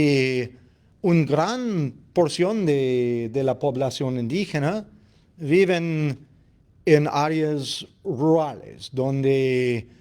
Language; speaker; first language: Spanish; non-native, fluent; English